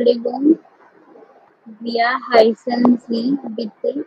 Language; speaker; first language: German; non-native, learner; Bangla